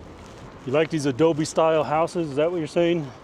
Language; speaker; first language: English; native; English